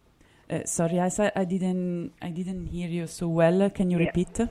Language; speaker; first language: English; non-native, fluent; Italian